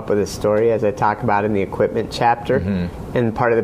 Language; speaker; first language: English; native; English